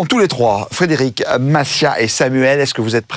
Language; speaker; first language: French; native; French